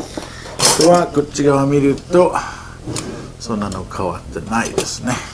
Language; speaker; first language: Japanese; non-native, fluent; English